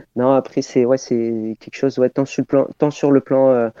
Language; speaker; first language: French; native; French